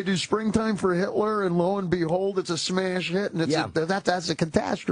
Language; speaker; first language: English; native; English